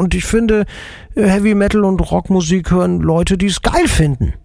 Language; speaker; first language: German; native; German